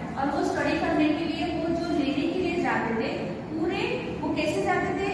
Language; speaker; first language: Hindi; non-native, local second language; Marathi